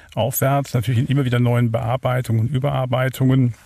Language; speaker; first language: German; native; German